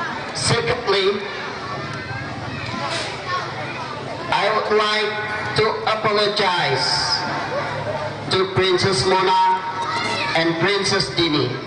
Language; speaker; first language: English; non-native, learner; Indonesian